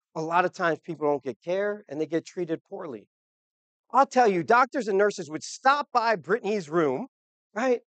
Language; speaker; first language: English; native; English